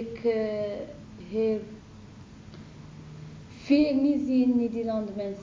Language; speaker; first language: Dutch; non-native, learner; Arabic